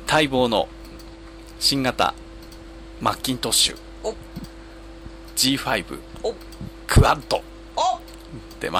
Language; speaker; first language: Japanese; native; Japanese